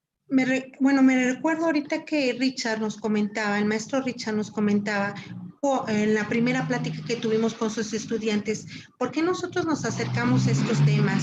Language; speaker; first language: Spanish; native; Spanish